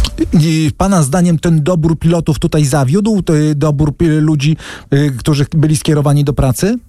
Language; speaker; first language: Polish; native; Polish